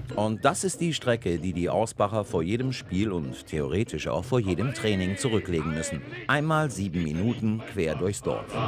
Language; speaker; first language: German; native; German